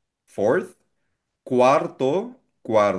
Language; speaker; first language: Spanish; non-native, fluent; Filipino